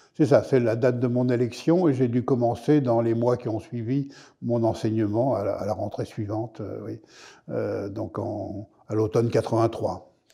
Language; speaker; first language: French; native; French